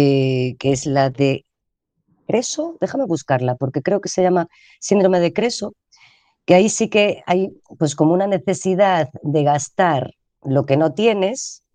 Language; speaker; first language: Spanish; native; Spanish